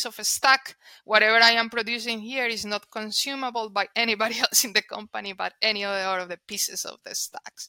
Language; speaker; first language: English; non-native, fluent; Spanish